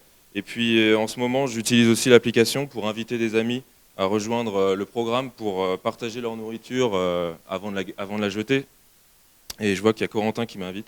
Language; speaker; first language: French; native; French